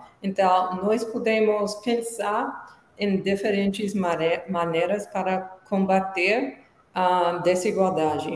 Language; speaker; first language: Portuguese; non-native, learner; English